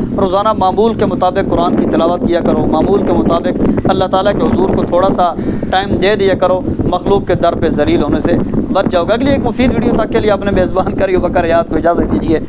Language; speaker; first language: Urdu; non-native, local second language; Punjabi